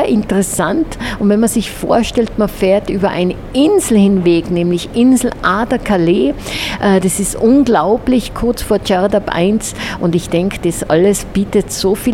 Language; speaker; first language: German; native; German